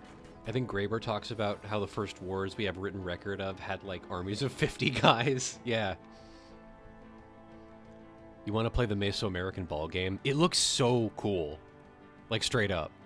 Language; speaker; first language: English; native; English